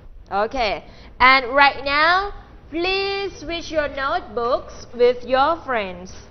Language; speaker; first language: English; non-native, fluent; Thai